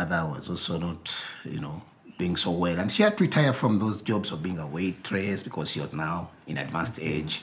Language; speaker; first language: English; non-native, local second language; Ganda